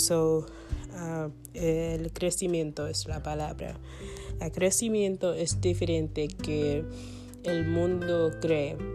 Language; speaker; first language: Spanish; non-native, learner; English